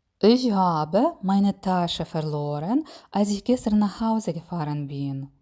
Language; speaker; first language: German; non-native, fluent; Ukrainian